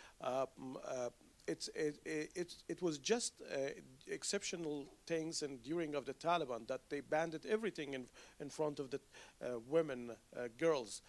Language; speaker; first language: English; non-native, fluent; Persian